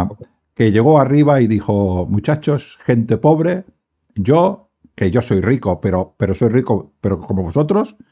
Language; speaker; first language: Spanish; native; Spanish